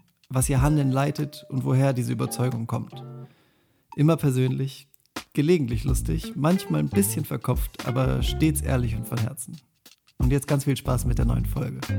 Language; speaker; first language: German; native; German